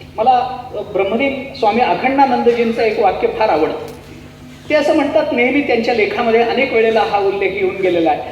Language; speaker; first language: Marathi; native; Marathi